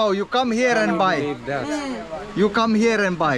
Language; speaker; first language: English; non-native, fluent; Finnish